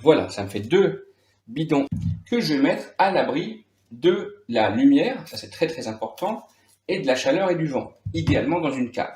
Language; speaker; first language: French; native; French